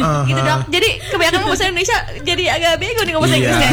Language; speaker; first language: Indonesian; native; Indonesian